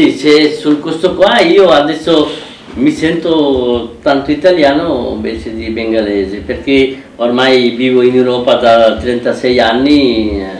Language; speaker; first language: Italian; non-native, fluent; Bangla